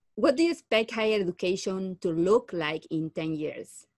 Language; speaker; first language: English; non-native, fluent; Spanish